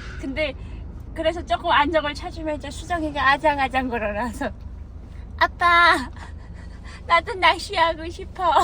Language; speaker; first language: Korean; native; Korean